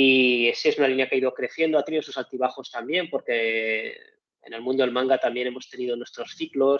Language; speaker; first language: Spanish; native; Spanish